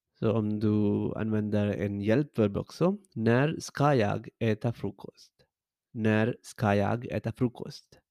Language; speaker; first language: Swedish; non-native, learner; English